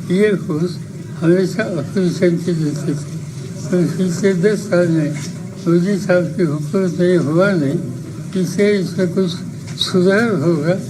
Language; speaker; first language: Hindi; non-native, local second language; Marathi